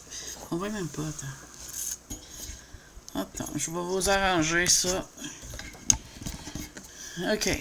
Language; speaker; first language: French; native; French